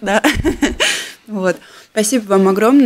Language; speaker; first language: Russian; native; Russian